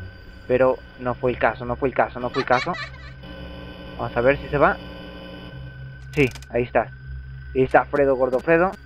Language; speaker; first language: Spanish; native; Spanish